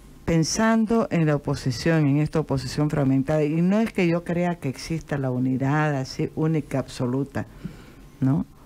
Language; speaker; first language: Spanish; native; Spanish